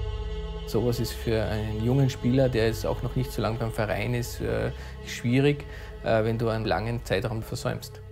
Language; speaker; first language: German; native; German